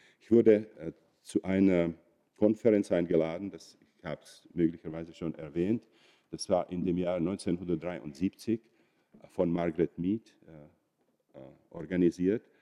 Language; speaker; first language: German; non-native, fluent; Czech